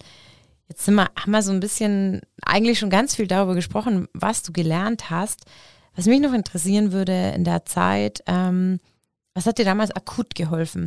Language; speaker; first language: German; native; German